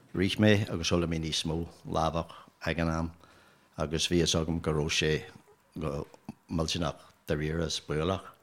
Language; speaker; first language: Irish; non-native, local second language; English